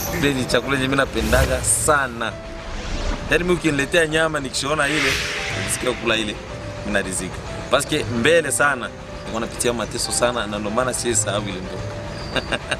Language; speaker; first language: Swahili; native; Swahili